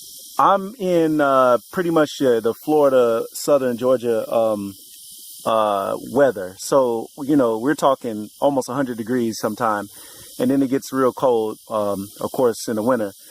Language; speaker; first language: English; native; English